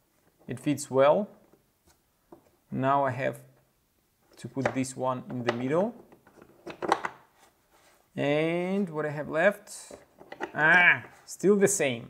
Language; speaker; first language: English; non-native, fluent; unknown